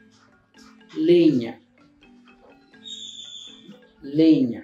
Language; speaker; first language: Spanish; non-native, local second language; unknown